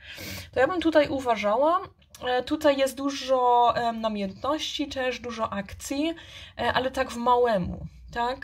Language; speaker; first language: Polish; early bilingual, heritage; Polish